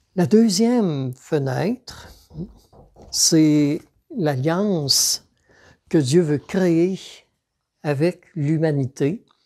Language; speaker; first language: French; native; French